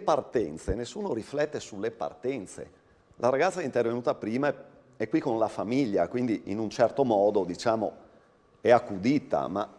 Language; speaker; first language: Italian; native; Italian